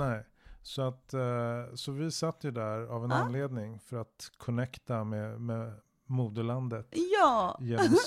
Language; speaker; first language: Swedish; native; Swedish